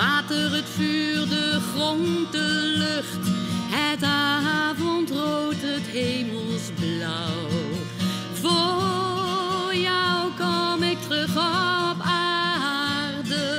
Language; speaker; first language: Dutch; native; Dutch